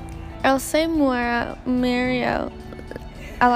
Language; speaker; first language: Spanish; non-native, learner; English